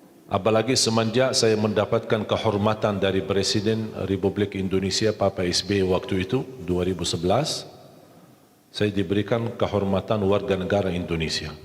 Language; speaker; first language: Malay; non-native, fluent; Arabic